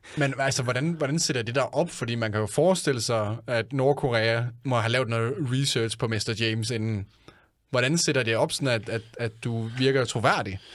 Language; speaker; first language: Danish; native; Danish